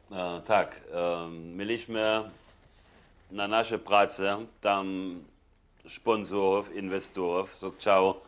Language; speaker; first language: Polish; non-native, learner; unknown